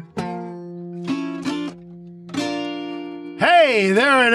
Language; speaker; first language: English; native; English